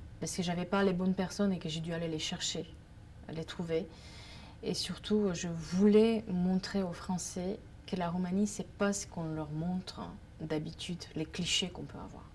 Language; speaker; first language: French; non-native, fluent; Romanian